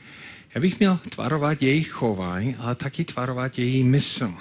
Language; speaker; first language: Czech; non-native, fluent; English